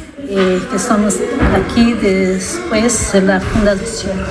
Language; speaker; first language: Spanish; non-native, learner; French